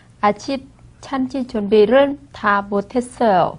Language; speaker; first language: Korean; non-native, learner; Vietnamese